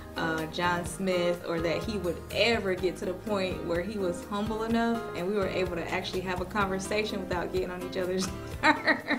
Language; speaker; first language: English; native; English